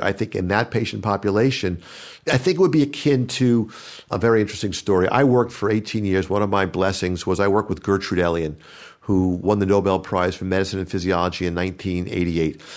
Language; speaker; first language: English; native; English